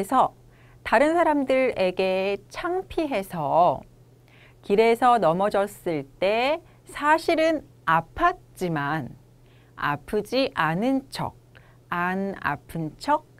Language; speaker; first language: Korean; native; Korean